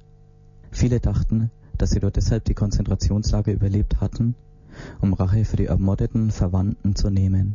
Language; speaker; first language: German; native; German